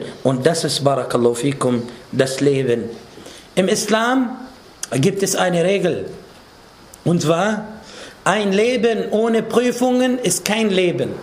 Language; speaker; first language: German; non-native, fluent; Arabic